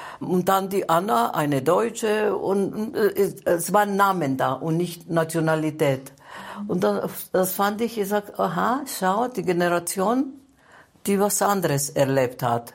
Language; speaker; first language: German; non-native, fluent; Greek